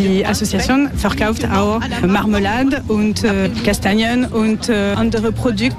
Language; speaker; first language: German; non-native, learner; French